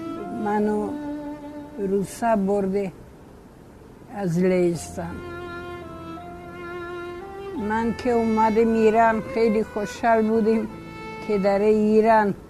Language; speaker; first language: Persian; early bilingual, other home language; Polish